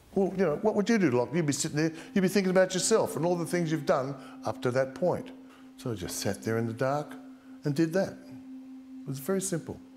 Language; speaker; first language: English; native; English